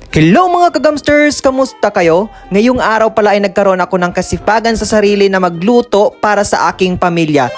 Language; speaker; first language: Filipino; non-native, local second language; Hiligaynon